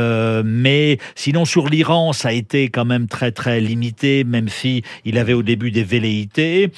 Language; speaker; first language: French; native; French